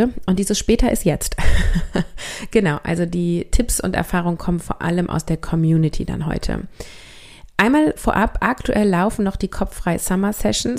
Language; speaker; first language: German; native; German